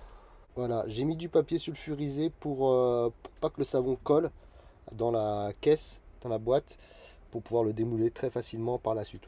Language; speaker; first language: French; native; French